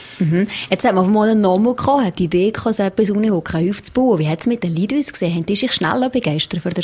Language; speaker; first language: German; native; German